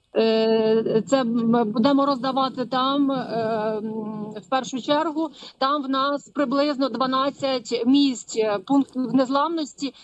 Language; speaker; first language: Ukrainian; non-native, fluent; Polish